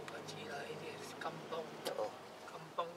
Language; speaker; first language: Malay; non-native, local second language; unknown